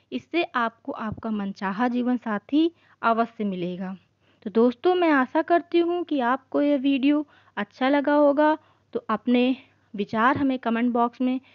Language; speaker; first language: Hindi; native; Hindi